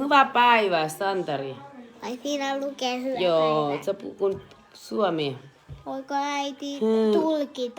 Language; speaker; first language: Finnish; non-native, learner; Thai